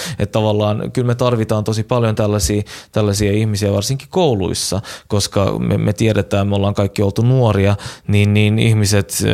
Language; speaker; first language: Finnish; non-native, fluent; Turkish